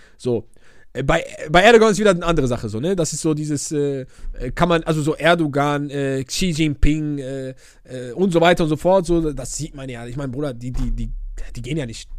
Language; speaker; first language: German; early bilingual, other home language; Arabic